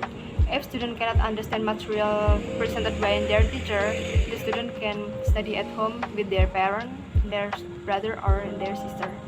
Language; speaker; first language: English; non-native, learner; Indonesian